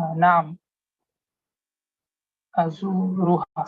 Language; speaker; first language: Arabic; non-native, learner; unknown